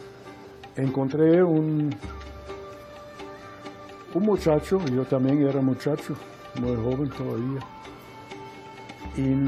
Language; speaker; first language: Spanish; non-native, fluent; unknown